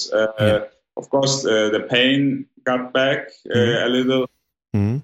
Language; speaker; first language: English; non-native, fluent; German